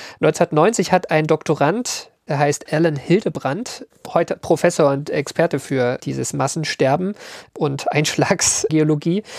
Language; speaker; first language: German; native; German